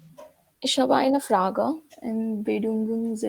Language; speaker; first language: German; non-native, learner; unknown